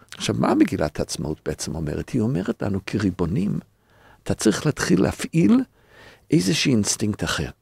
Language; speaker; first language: Hebrew; non-native, fluent; English